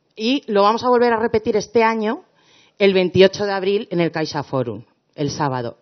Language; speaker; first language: Spanish; native; Spanish